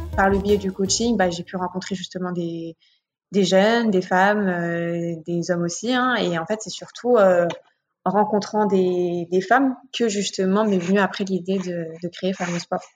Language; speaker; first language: French; native; French